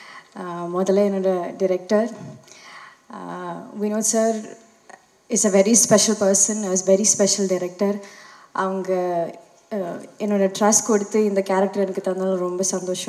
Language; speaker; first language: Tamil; non-native, learner; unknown